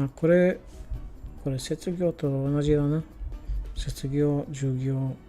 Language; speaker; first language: Japanese; non-native, learner; English